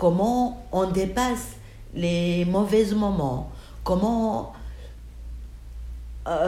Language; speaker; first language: French; non-native, local second language; Arabic